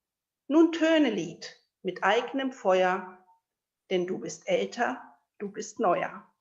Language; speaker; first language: German; native; German